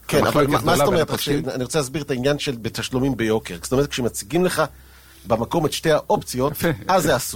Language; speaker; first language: Hebrew; native; Hebrew